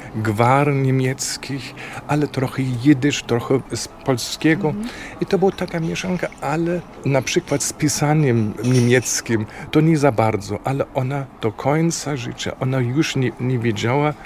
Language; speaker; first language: Polish; non-native, fluent; German